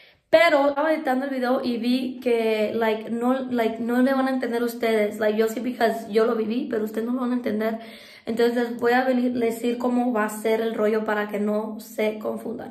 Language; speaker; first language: Spanish; early bilingual, heritage; Spanish